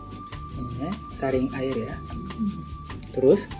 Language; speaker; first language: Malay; non-native, learner; Japanese